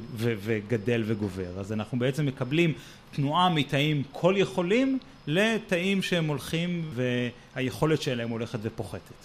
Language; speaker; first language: Hebrew; native; Hebrew